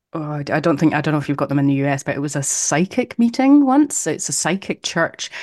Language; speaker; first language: English; native; English